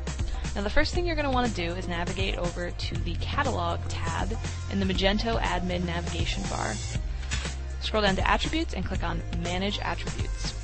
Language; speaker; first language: English; native; English